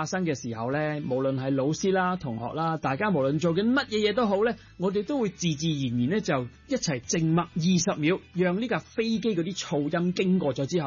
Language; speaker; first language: Cantonese; native; Cantonese